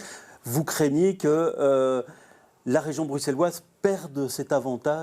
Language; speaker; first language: French; native; French